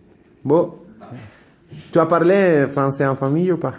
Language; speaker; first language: French; non-native, fluent; Italian